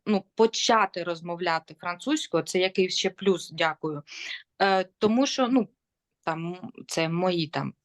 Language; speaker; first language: Ukrainian; non-native, local second language; Russian